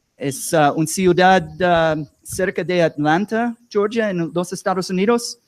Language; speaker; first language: Spanish; non-native, learner; English